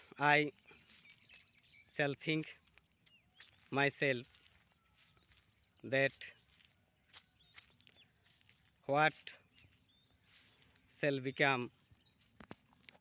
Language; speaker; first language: English; non-native, learner; Bangla